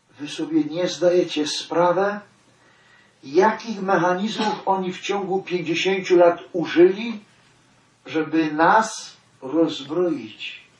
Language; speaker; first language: Polish; native; Polish